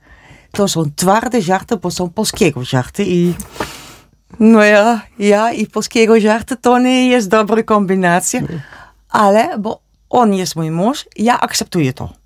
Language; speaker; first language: Polish; non-native, learner; Dutch